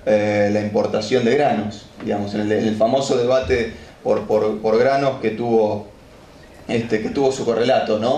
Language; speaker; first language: Spanish; native; Spanish